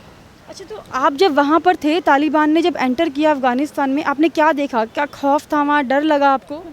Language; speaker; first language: Hindi; native; Hindi